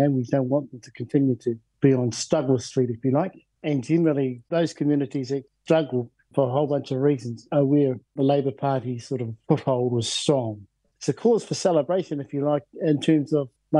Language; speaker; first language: English; native; English